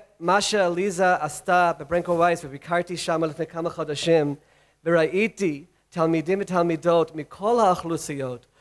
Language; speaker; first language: Hebrew; non-native, fluent; English